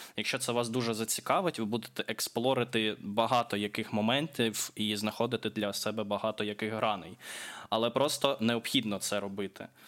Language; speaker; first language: Ukrainian; non-native, local second language; Russian